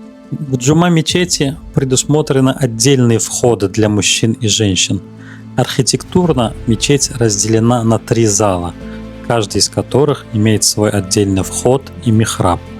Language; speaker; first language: Russian; native; Russian